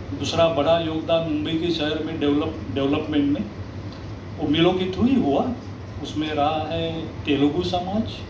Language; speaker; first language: Hindi; non-native, local second language; Marathi